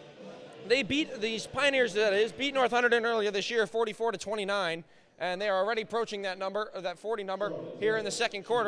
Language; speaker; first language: English; native; English